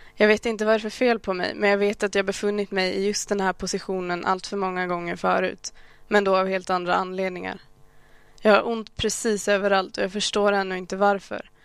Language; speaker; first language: Swedish; early bilingual, other home language; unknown